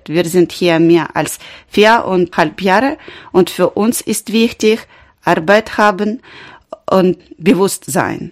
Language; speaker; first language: German; non-native, learner; Ukrainian